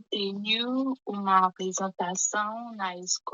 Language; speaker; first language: Portuguese; non-native, learner; Haitian Creole